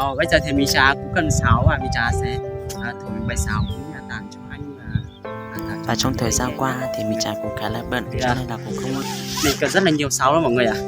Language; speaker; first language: Vietnamese; non-native, local second language; Hmong